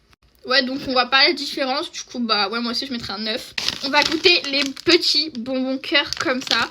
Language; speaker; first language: French; native; French